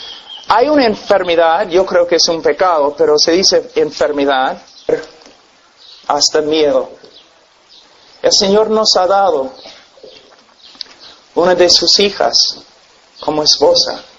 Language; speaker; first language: Spanish; non-native, fluent; English